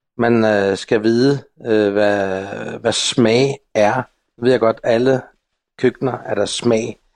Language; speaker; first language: Danish; non-native, local second language; Faroese